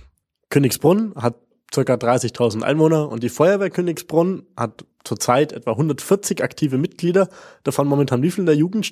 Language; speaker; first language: German; native; German